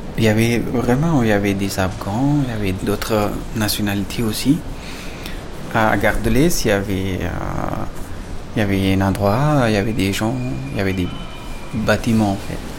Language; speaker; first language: French; non-native, fluent; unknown